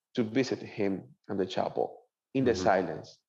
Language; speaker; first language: English; non-native, learner; Spanish